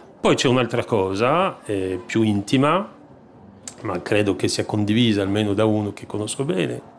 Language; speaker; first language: Italian; non-native, fluent; French